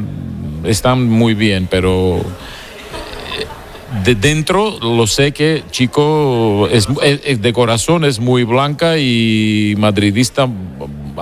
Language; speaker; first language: Spanish; non-native, fluent; Georgian